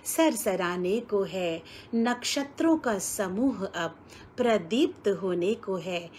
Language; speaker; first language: Hindi; native; Hindi